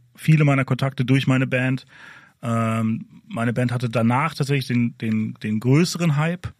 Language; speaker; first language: German; native; German